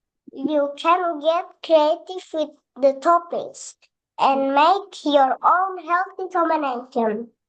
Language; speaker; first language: English; non-native, learner; Indonesian